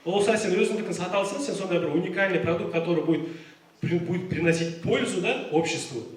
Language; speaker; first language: Russian; non-native, local second language; Kazakh